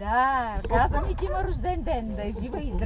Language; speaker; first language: Bulgarian; native; Bulgarian